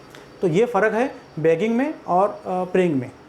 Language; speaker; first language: Hindi; native; Hindi